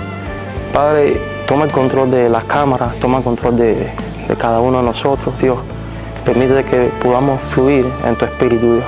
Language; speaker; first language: Spanish; native; Spanish